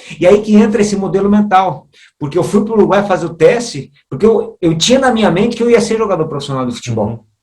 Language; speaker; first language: Portuguese; early bilingual, other home language; Spanish